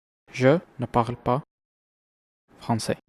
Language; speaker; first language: French; non-native, learner; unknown